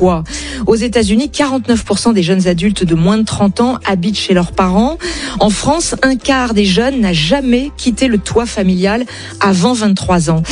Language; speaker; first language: French; native; French